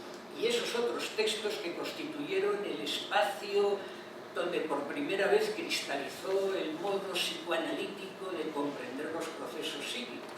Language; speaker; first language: Spanish; native; Spanish